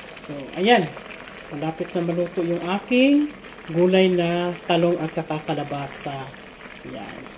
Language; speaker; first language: Filipino; non-native, local second language; Cebuano